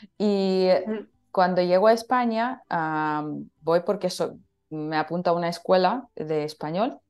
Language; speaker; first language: Spanish; non-native, fluent; Russian